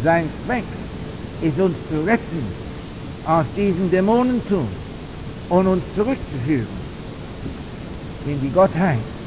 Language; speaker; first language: German; non-native, fluent; English